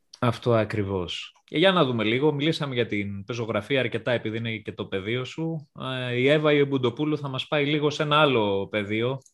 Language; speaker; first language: Greek; native; Greek